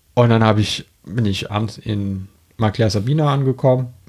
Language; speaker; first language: German; non-native, fluent; French